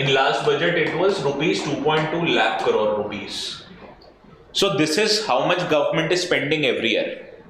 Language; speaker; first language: English; non-native, local second language; Hindi